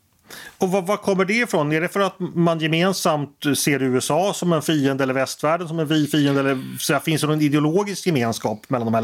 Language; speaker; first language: Swedish; native; Swedish